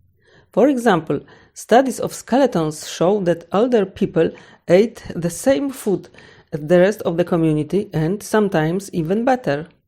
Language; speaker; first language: English; non-native, fluent; Polish